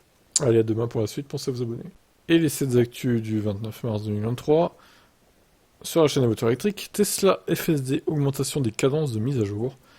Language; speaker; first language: French; native; French